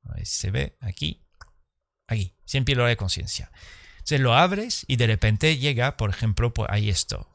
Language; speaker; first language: Spanish; early bilingual, heritage; Spanish